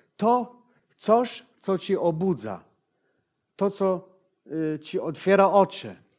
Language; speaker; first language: Polish; non-native, fluent; English